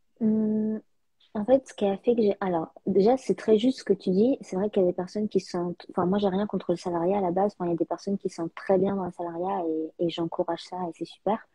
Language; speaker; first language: French; early bilingual, other home language; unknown